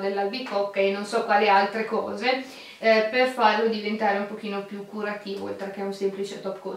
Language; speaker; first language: Italian; native; Italian